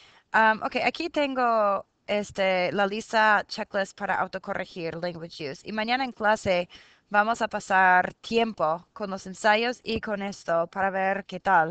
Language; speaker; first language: Spanish; non-native, fluent; English